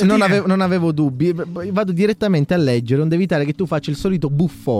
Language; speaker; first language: Italian; native; Italian